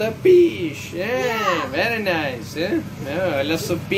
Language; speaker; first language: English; non-native, fluent; Portuguese